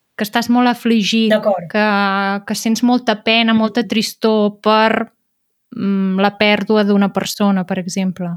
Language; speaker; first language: Catalan; native; Catalan